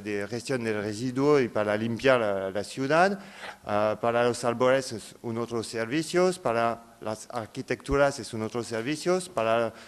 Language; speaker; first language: Spanish; non-native, fluent; French